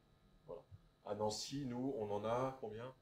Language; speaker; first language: French; native; French